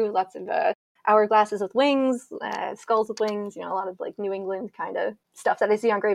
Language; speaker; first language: English; native; English